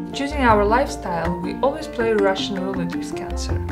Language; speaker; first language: English; non-native, fluent; Russian